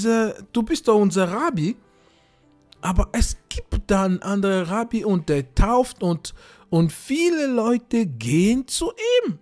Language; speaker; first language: German; non-native, fluent; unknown